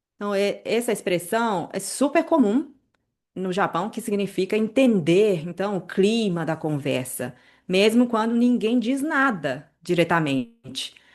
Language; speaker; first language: Portuguese; native; Portuguese